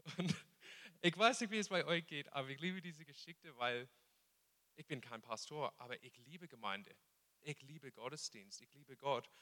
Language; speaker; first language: German; non-native, fluent; English